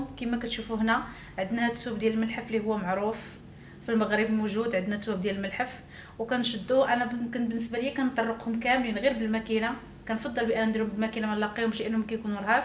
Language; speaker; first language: Arabic; native; Arabic